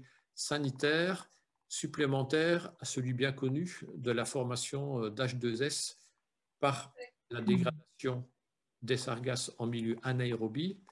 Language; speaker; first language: French; native; French